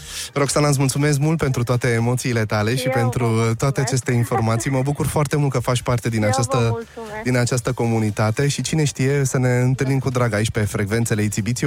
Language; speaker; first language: Romanian; native; Romanian